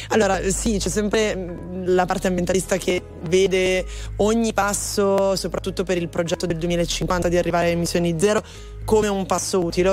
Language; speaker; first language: Italian; native; Italian